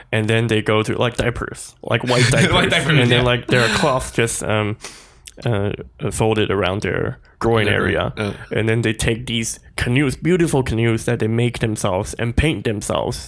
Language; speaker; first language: English; non-native, fluent; Chinese